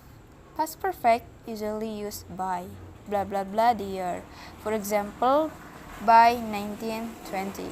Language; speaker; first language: English; non-native, learner; Indonesian